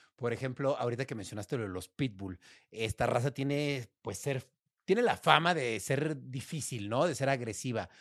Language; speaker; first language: Spanish; native; Spanish